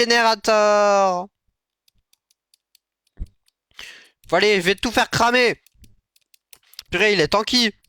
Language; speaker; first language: French; native; French